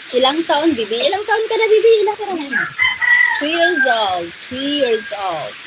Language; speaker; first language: Filipino; non-native, local second language; Bikol